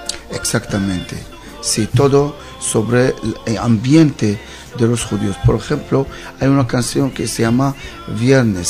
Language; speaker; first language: Spanish; non-native, learner; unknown